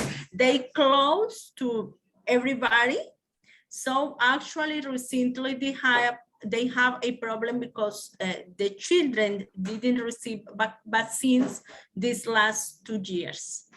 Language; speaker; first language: English; non-native, learner; Spanish